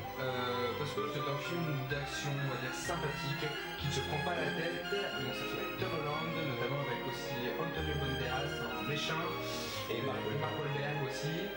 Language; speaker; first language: French; native; French